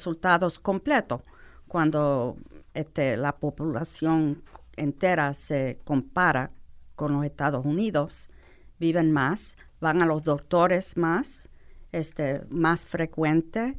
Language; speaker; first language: Spanish; non-native, fluent; English